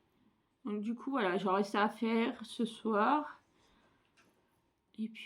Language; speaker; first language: French; native; French